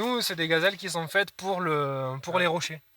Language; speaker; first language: French; native; French